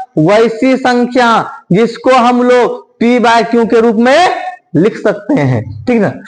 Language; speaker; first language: Hindi; native; Hindi